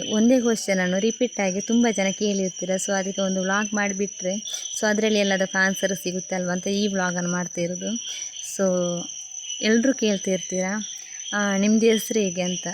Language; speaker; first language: Kannada; native; Kannada